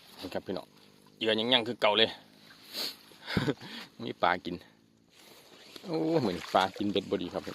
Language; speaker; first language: Thai; non-native, local second language; Northeastern Thai